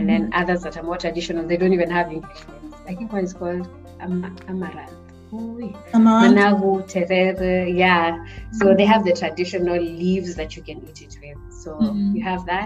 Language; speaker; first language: English; non-native, local second language; Swahili